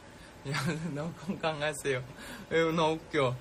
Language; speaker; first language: Korean; non-native, fluent; Thai